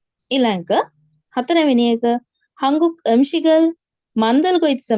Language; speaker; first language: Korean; non-native, fluent; Sinhala